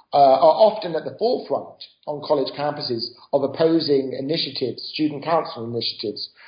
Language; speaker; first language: English; native; English